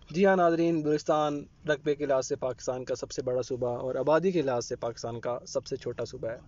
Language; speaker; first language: Urdu; native; Urdu